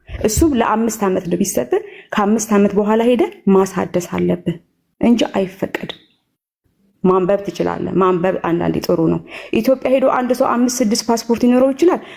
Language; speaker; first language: Amharic; native; Amharic